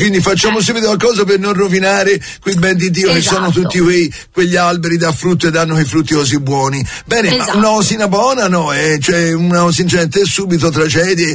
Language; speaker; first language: Italian; native; Italian